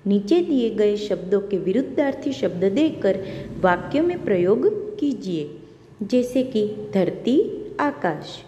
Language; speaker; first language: Hindi; non-native, local second language; Gujarati